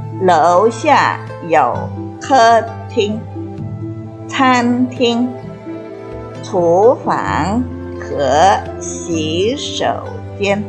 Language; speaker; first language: Chinese; non-native, fluent; Indonesian